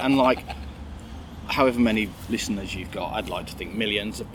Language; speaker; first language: English; native; English